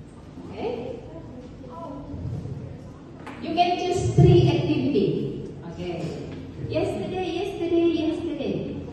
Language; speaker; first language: English; non-native, learner; Indonesian